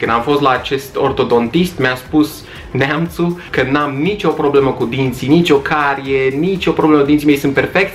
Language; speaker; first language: Romanian; native; Romanian